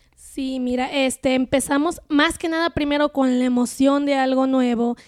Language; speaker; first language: Spanish; native; Spanish